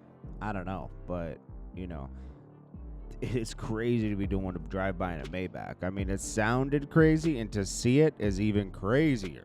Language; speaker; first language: English; native; English